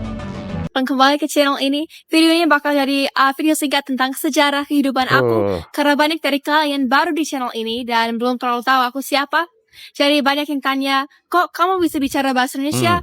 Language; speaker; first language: Indonesian; early bilingual, other home language; English